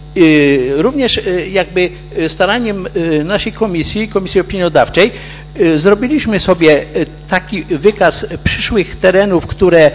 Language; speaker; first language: Polish; native; Polish